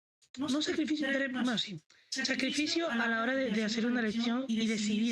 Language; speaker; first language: Spanish; native; Spanish